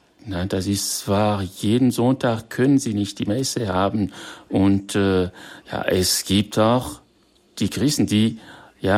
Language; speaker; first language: German; non-native, fluent; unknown